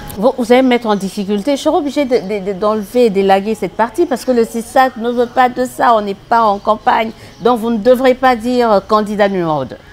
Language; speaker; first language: French; non-native, local second language; Lingala